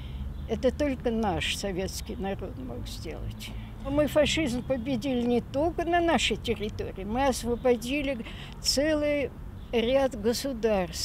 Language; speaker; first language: Russian; native; Russian